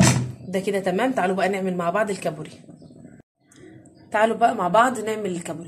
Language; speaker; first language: Arabic; native; Arabic